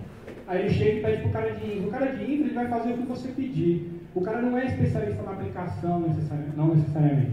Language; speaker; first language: Portuguese; native; Portuguese